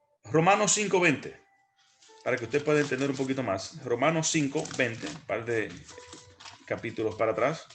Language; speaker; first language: Spanish; native; Spanish